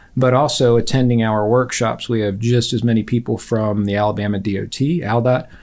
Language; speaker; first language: English; native; English